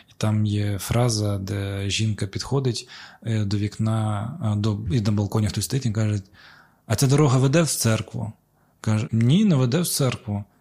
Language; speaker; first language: Ukrainian; non-native, local second language; Russian